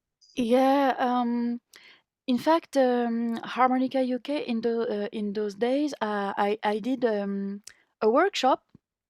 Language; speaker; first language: English; non-native, fluent; French